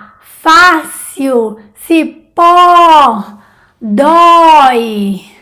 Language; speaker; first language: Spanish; non-native, fluent; Portuguese